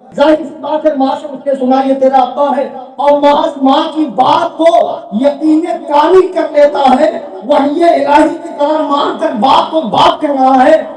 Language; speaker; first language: Urdu; native; Urdu